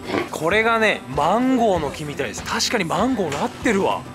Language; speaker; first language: Japanese; native; Japanese